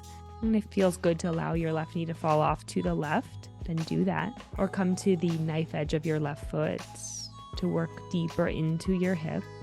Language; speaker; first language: English; native; English